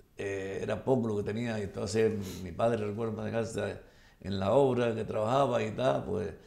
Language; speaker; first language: Spanish; native; Spanish